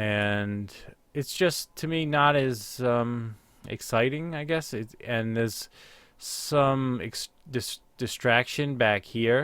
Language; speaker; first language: English; native; English